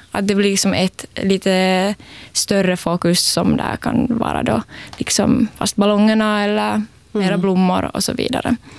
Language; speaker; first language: Swedish; native; Swedish